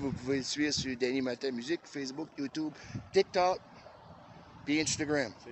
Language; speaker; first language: French; native; French